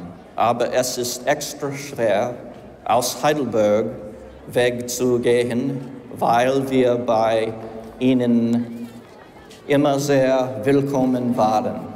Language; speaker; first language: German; non-native, fluent; English